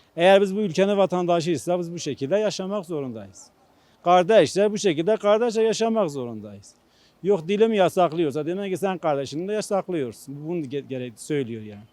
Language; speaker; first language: Turkish; non-native, local second language; Kurdish